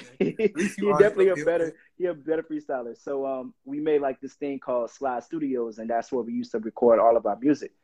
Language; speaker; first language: English; native; English